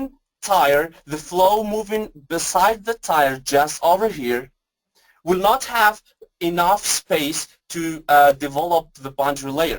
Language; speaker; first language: English; non-native, fluent; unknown